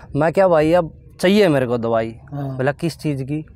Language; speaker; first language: Hindi; native; Hindi